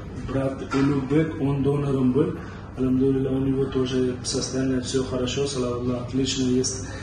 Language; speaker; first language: Russian; non-native, learner; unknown